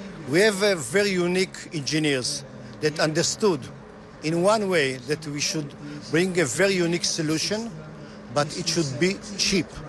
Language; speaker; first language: English; non-native, fluent; Hebrew